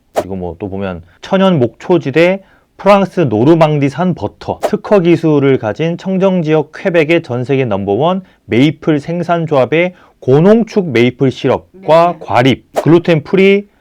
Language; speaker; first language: Korean; native; Korean